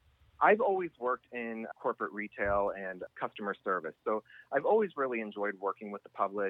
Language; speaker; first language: English; native; English